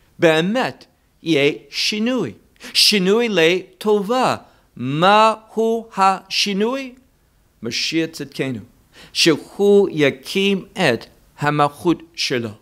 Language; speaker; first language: Hebrew; non-native, fluent; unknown